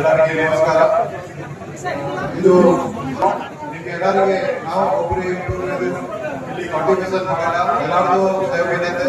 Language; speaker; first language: Kannada; non-native, learner; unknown